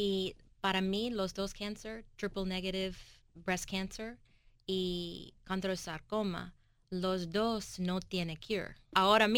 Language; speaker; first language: Spanish; early bilingual, heritage; English